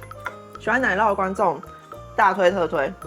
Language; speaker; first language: Chinese; native; Chinese